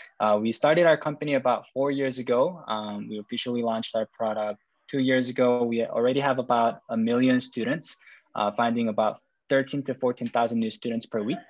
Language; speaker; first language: English; non-native, fluent; Korean